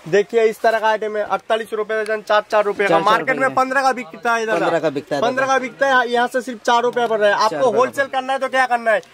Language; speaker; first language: Hindi; non-native, local second language; Bangla